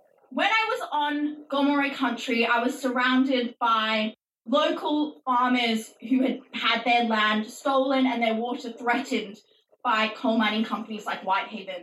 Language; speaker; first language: English; native; English